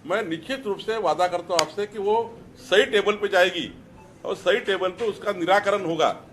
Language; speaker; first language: Hindi; non-native, local second language; Marathi